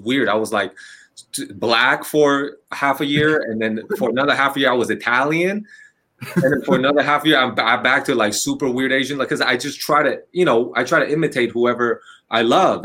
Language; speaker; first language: English; non-native, fluent; Chinese